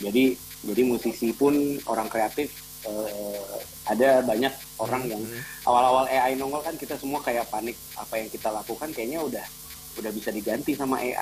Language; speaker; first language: Indonesian; native; Indonesian